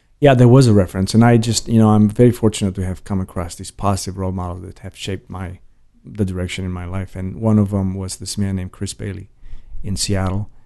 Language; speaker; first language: English; non-native, fluent; Romanian